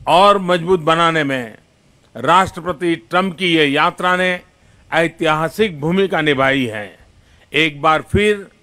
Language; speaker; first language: Hindi; non-native, local second language; Gujarati